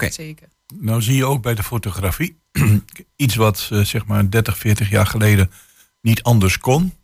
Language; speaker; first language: Dutch; native; Dutch